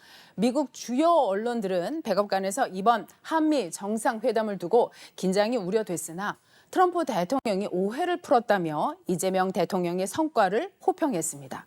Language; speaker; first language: Korean; native; Korean